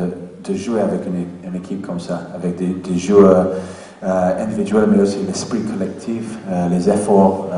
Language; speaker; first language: French; non-native, fluent; English